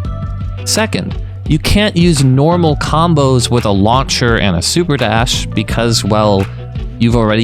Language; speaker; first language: English; native; English